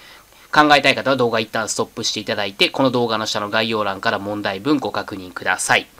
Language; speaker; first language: Japanese; native; Japanese